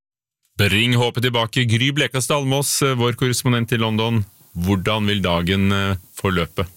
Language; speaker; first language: Norwegian; native; Norwegian